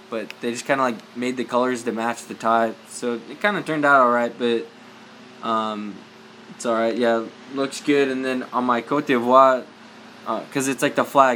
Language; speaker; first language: English; native; English